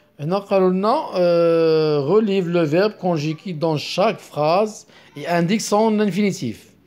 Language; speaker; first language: French; non-native, local second language; Arabic